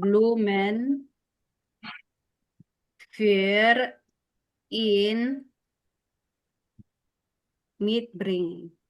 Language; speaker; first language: German; non-native, fluent; Filipino